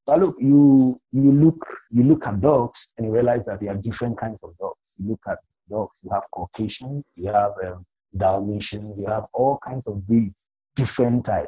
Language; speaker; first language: English; non-native, local second language; Akan